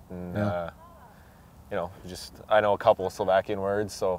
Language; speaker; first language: English; native; English